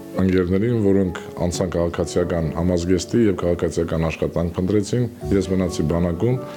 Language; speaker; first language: Armenian; native; Armenian